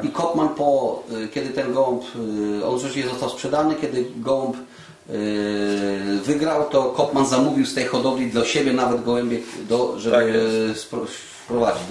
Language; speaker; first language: Polish; native; Polish